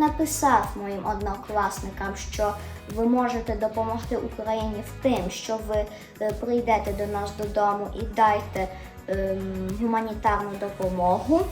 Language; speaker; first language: Ukrainian; early bilingual, heritage; German